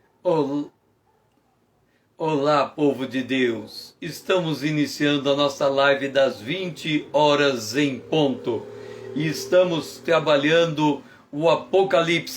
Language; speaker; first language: Portuguese; native; Portuguese